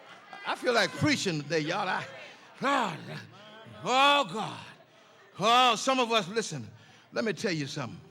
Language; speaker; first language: English; native; English